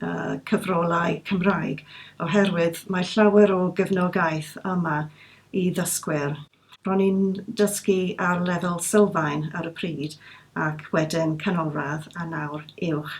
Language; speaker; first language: Welsh; non-native, fluent; English